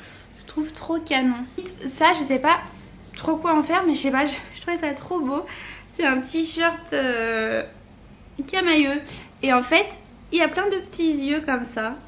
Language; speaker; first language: French; native; French